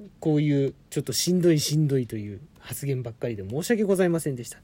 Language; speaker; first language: Japanese; native; Japanese